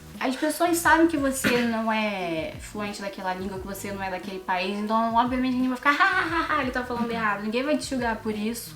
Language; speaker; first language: Portuguese; native; Portuguese